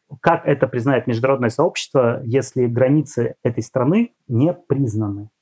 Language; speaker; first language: Russian; native; Russian